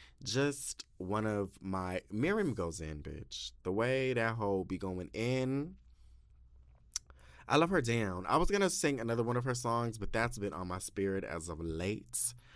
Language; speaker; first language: English; native; English